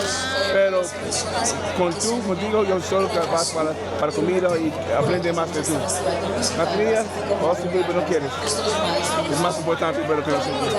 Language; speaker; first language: Spanish; non-native, learner; English